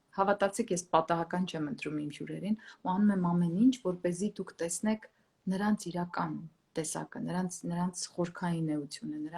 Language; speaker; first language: Armenian; native; Armenian